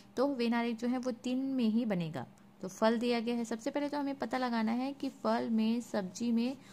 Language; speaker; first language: Hindi; native; Hindi